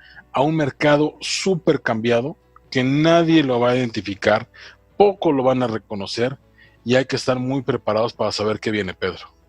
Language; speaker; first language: Spanish; native; Spanish